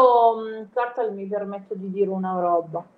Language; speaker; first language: Italian; native; Italian